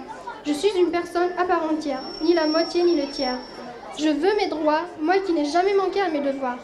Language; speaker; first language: French; non-native, local second language; Kabyle